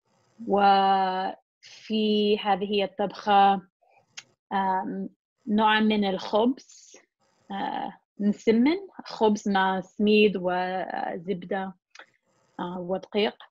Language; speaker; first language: Arabic; non-native, fluent; English